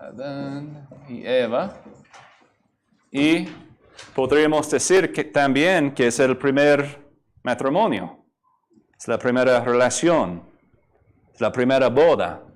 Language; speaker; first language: Spanish; non-native, fluent; English